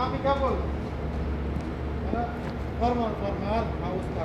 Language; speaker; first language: English; non-native, learner; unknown